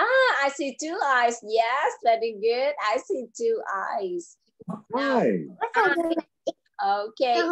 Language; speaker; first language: English; non-native, learner; Vietnamese